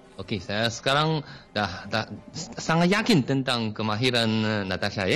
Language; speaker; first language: Malay; non-native, fluent; Chinese